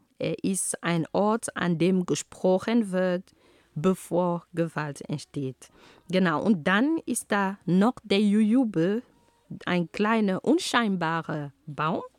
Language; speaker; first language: German; non-native, fluent; Ghomala